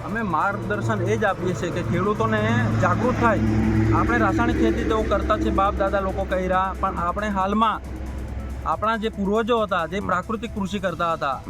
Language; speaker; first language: Gujarati; non-native, local second language; Bhili